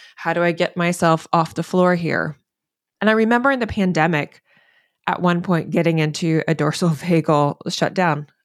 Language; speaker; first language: English; native; English